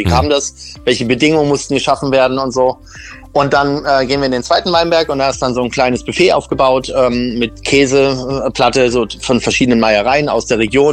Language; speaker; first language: German; native; German